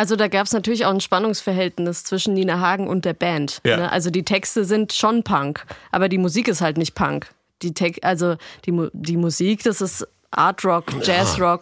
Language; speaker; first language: German; native; German